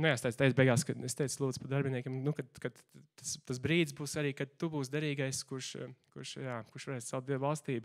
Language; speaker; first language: Latvian; native; Latvian